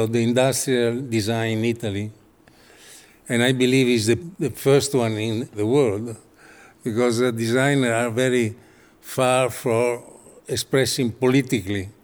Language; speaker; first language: English; non-native, fluent; Italian